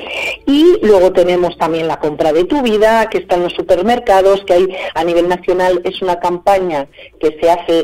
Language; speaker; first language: Spanish; native; Spanish